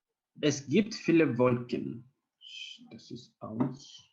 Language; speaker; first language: German; non-native, learner; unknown